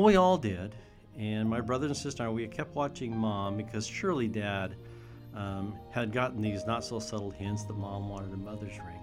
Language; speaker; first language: English; native; English